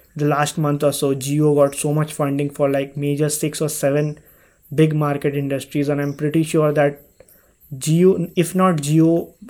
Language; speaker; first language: English; non-native, local second language; Hindi